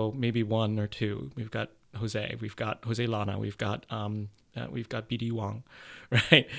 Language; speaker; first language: English; native; English